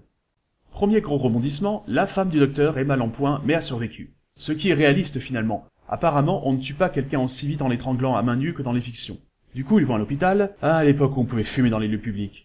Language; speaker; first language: French; native; French